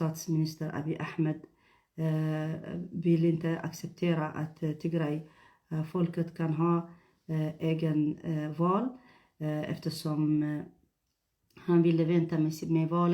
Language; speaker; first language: Swedish; non-native, fluent; Tigrinya